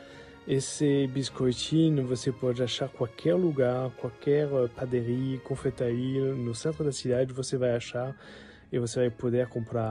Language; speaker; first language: French; non-native, learner; Portuguese